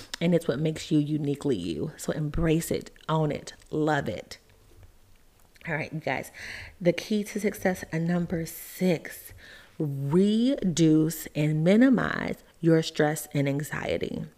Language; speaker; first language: English; native; English